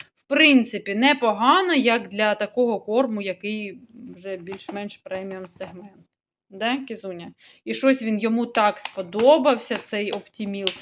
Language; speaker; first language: Ukrainian; non-native, local second language; Russian